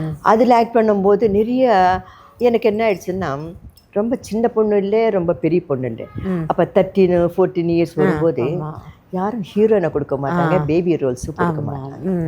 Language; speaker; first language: Tamil; non-native, local second language; Telugu